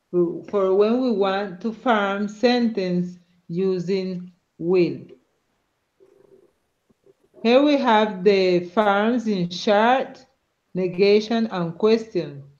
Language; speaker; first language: English; non-native, learner; Spanish